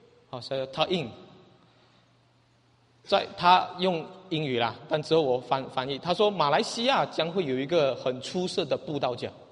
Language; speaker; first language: Chinese; native; Chinese